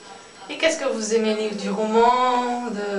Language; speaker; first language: French; non-native, learner; Portuguese